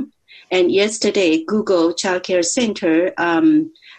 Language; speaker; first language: English; non-native, fluent; Chinese